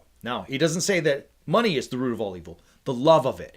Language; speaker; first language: English; native; English